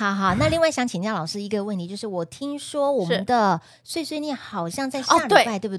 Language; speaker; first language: Chinese; native; Chinese